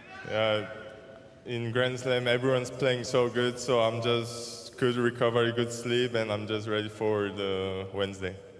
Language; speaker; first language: English; non-native, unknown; Korean